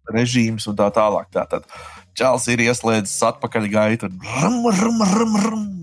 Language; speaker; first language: Latvian; native; Latvian